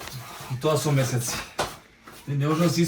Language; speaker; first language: Macedonian; native; Macedonian